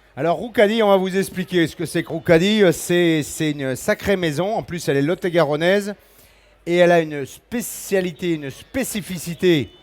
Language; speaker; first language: French; native; French